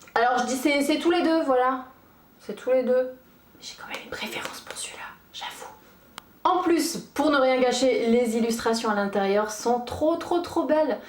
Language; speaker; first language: French; early bilingual, other home language; Portuguese